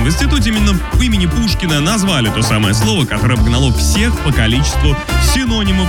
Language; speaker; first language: Russian; native; Russian